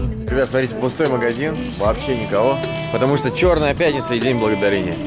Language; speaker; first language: Russian; native; Russian